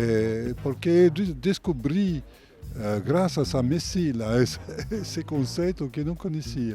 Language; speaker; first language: Portuguese; non-native, fluent; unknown